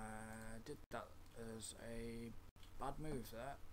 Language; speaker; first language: English; native; English